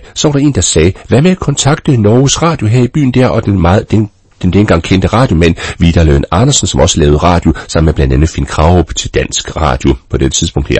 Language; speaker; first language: Danish; native; Danish